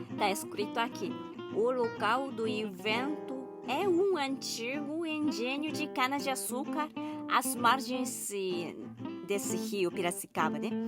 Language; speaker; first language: Portuguese; non-native, learner; Japanese